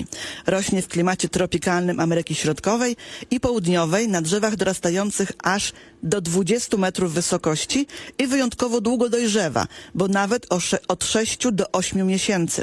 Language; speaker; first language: Polish; native; Polish